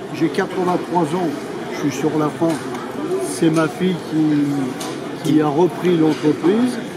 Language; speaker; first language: French; native; French